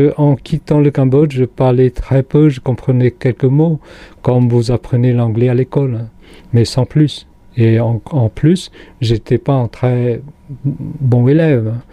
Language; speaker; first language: French; non-native, fluent; Khmer